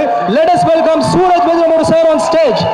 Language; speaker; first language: Tamil; native; Tamil